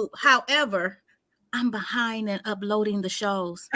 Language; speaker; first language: English; native; English